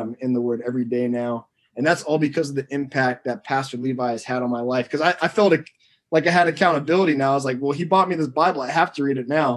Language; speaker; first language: English; native; English